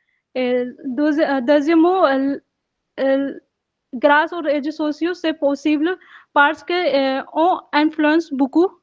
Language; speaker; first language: French; non-native, learner; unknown